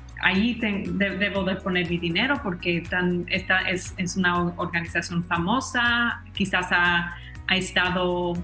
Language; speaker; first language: Spanish; early bilingual, heritage; Spanish